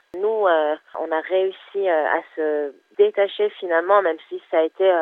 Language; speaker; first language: French; non-native, fluent; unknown